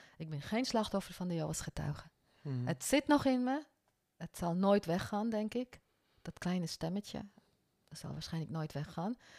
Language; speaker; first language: Dutch; non-native, fluent; French